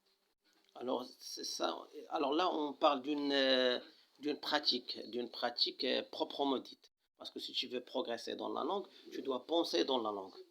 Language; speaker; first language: French; non-native, local second language; Arabic